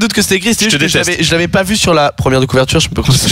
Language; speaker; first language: French; native; French